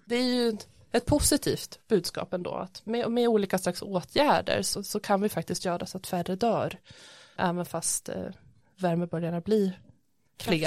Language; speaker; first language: Swedish; native; Swedish